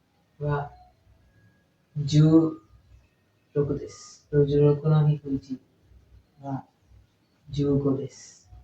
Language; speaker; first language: Japanese; non-native, learner; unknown